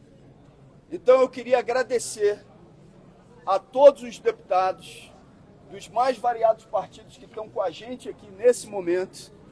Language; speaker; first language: Portuguese; native; Portuguese